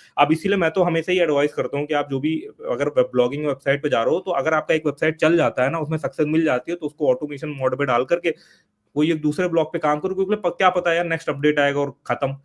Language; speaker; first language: Hindi; native; Hindi